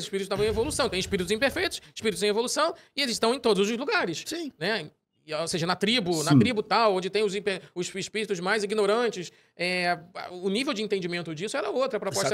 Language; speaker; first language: Portuguese; native; Portuguese